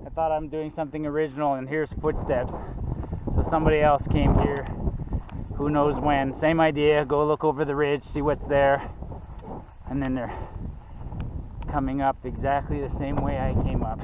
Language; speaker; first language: English; non-native, local second language; French